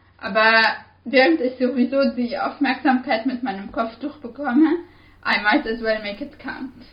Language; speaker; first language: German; non-native, fluent; Arabic